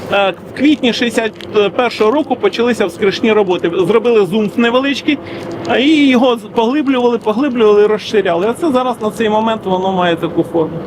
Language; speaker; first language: Ukrainian; native; Ukrainian